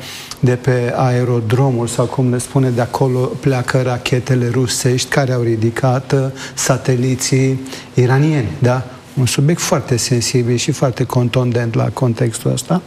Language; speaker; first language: Romanian; native; Romanian